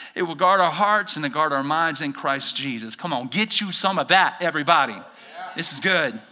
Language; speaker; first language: English; native; English